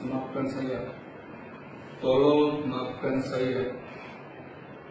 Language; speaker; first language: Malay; non-native, learner; Bangla